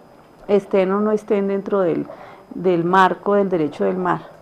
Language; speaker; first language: Spanish; native; Spanish